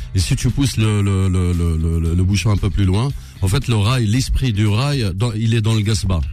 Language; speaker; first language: French; non-native, local second language; Arabic